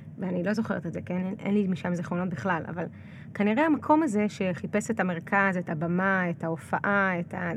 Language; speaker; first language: Hebrew; early bilingual, other home language; Russian